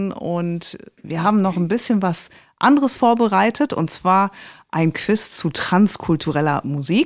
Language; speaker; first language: German; native; German